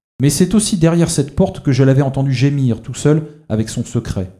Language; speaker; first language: French; native; French